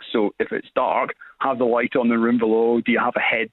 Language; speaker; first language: English; native; English